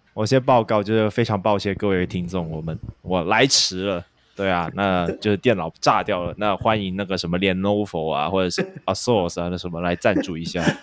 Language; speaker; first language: Chinese; non-native, local second language; Cantonese